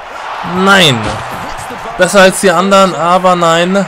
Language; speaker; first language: German; native; German